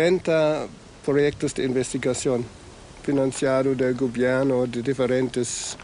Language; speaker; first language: Spanish; non-native, fluent; German